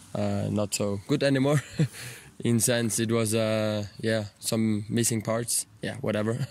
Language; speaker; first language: English; non-native, fluent; Italian